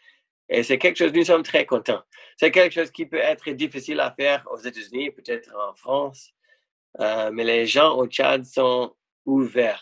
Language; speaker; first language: French; non-native, fluent; English